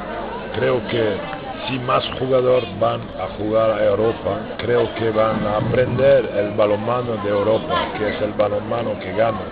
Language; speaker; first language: Spanish; non-native, fluent; French